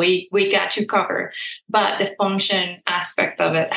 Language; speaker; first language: English; non-native, fluent; Spanish